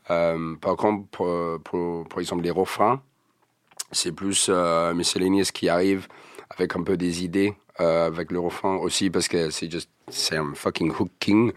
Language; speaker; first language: French; non-native, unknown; English